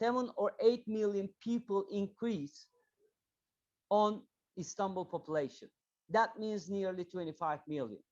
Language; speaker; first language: English; non-native, learner; Turkish